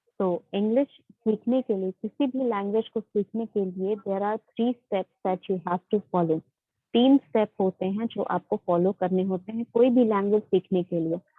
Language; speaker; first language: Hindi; native; Hindi